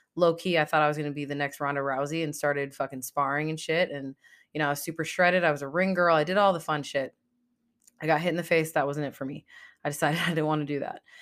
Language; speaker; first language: English; native; English